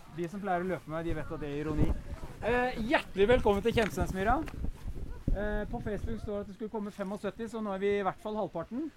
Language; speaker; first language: Norwegian; native; Norwegian